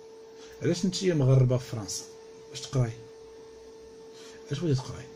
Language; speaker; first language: Arabic; native; Arabic